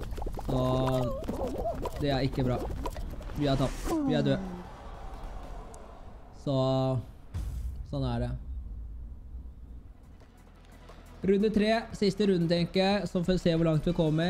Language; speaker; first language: Norwegian; native; Norwegian